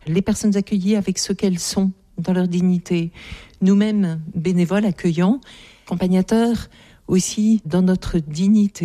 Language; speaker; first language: French; native; French